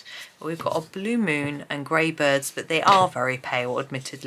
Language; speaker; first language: English; native; English